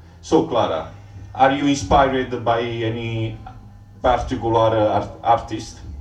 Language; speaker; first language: English; non-native, learner; Italian